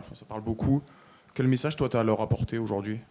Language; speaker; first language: French; native; French